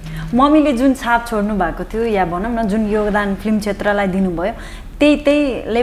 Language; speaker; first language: Nepali; native; Nepali